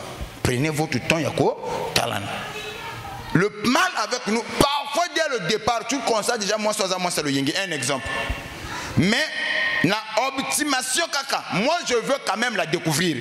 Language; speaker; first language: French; non-native, local second language; Lingala